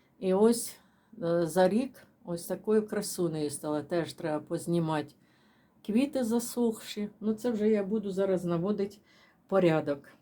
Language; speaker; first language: Ukrainian; non-native, local second language; Russian